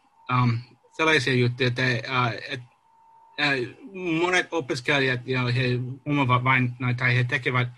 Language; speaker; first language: Finnish; non-native, learner; English